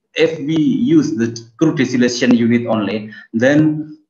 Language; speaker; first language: English; non-native, fluent; Indonesian